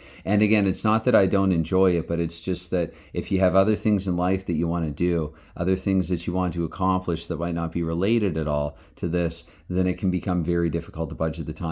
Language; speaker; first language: English; native; English